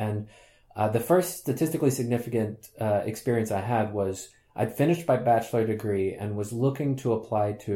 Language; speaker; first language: English; native; English